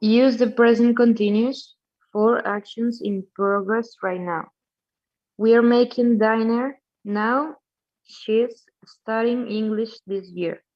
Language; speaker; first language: English; non-native, learner; Spanish